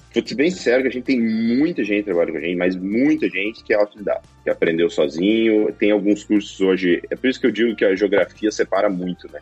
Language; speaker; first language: Portuguese; native; Portuguese